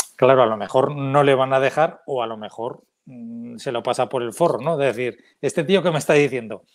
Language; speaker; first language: Spanish; native; Spanish